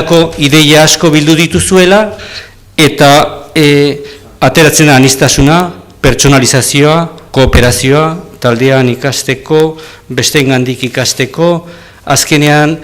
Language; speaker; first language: Basque; native; Basque